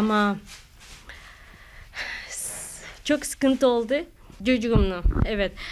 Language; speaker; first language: Turkish; non-native, learner; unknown